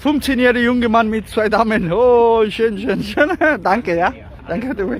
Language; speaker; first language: German; non-native, learner; Bangla